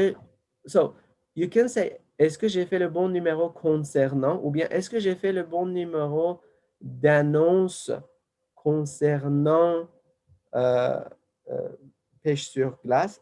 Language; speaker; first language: French; non-native, fluent; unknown